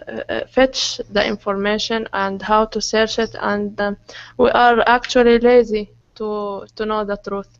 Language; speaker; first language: English; non-native, learner; Arabic